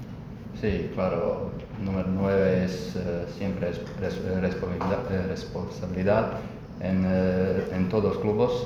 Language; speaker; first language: Spanish; non-native, learner; Croatian